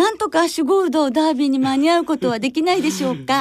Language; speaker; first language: Japanese; native; Japanese